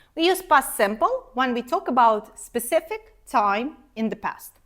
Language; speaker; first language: English; non-native, fluent; Ukrainian